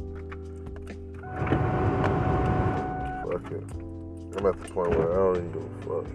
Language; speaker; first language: English; native; English